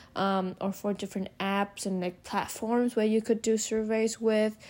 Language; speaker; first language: English; non-native, fluent; Vietnamese